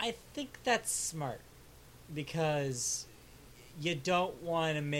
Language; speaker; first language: English; native; English